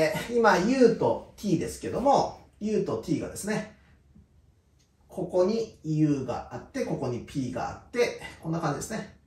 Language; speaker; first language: Japanese; native; Japanese